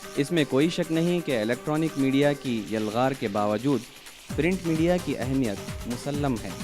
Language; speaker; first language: Urdu; native; Urdu